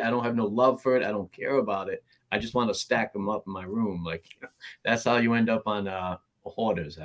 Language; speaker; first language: English; native; English